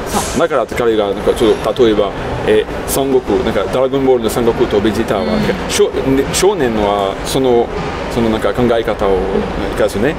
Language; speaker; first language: Japanese; non-native, fluent; French